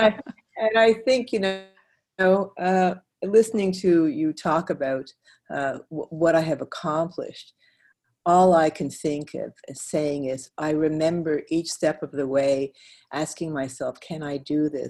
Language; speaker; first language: English; native; English